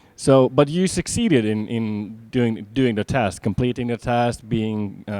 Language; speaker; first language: English; non-native, fluent; Finnish